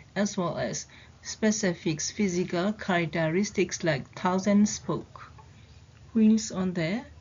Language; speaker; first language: English; non-native, fluent; Burmese